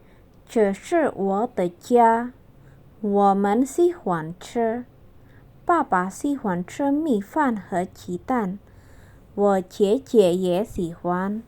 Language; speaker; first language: Chinese; non-native, fluent; Indonesian